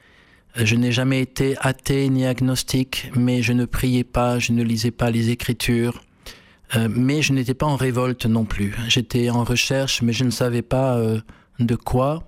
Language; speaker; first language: French; native; French